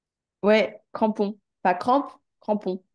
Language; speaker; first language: French; native; French